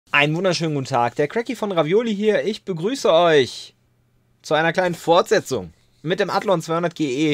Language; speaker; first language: German; native; German